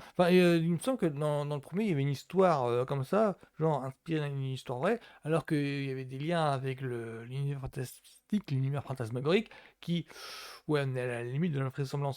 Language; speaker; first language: French; native; French